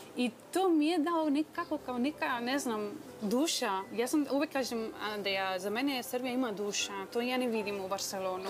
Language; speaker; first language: Serbian; non-native, learner; Spanish